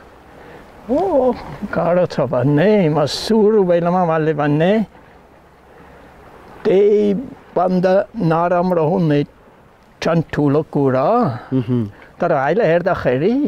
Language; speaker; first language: Nepali; non-native, learner; German